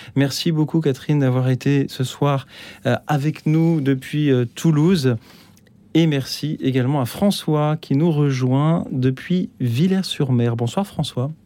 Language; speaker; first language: French; native; French